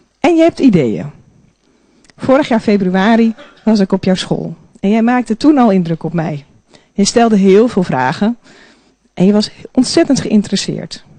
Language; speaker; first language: Dutch; native; Dutch